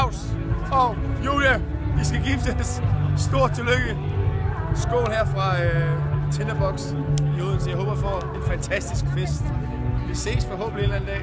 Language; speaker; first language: Danish; native; Danish